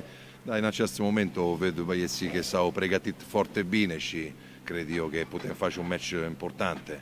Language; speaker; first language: Romanian; non-native, learner; Italian